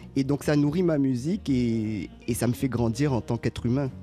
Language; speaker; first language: French; native; French